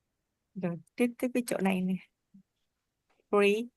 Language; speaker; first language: Vietnamese; native; Vietnamese